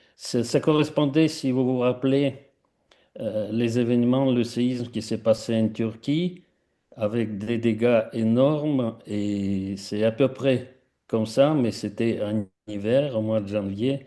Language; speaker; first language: French; non-native, fluent; Russian